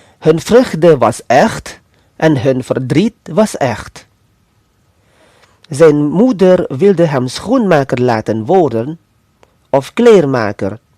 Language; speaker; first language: Dutch; non-native, fluent; Indonesian